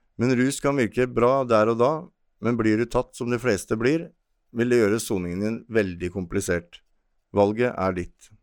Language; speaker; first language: Norwegian; native; Norwegian